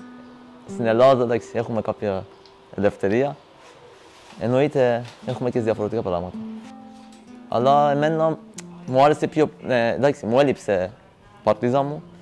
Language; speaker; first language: Greek; non-native, learner; Persian